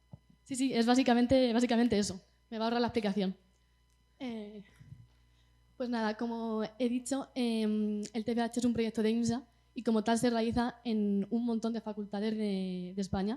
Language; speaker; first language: Spanish; native; Spanish